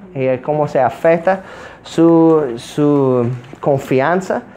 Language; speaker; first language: Spanish; non-native, fluent; English